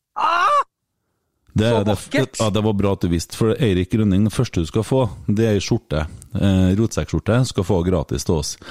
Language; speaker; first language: Norwegian; native; Norwegian